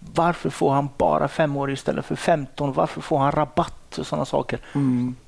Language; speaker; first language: Swedish; non-native, fluent; Arabic